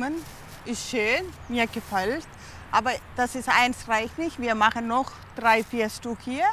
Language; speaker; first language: German; non-native, learner; Tamil